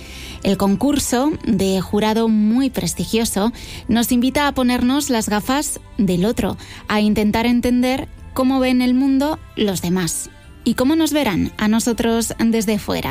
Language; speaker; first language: Spanish; native; Spanish